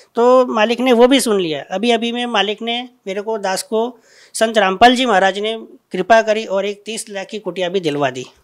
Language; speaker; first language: Hindi; non-native, local second language; Gujarati